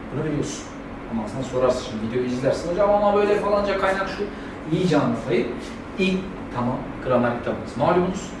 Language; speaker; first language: Turkish; native; Turkish